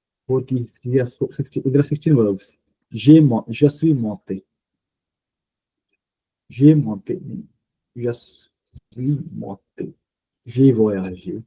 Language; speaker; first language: French; non-native, fluent; Punjabi